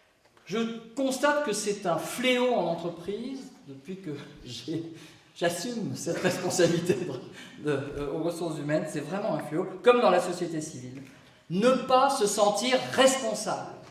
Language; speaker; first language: French; native; French